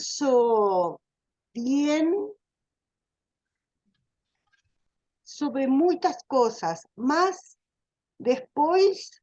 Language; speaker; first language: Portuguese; non-native, learner; Spanish